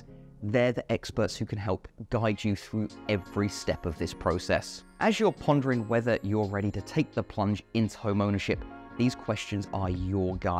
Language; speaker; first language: English; native; English